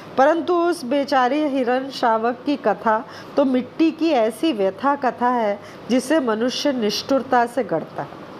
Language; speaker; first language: Hindi; non-native, local second language; Bangla